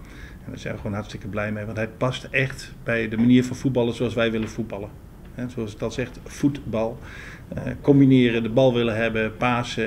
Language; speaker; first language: Dutch; native; Dutch